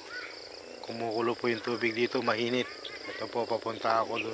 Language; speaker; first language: Filipino; native; Filipino